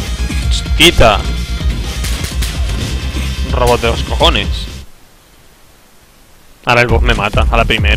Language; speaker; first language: Spanish; native; Spanish